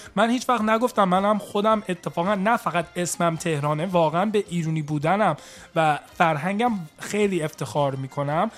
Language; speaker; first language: Persian; early bilingual, heritage; Persian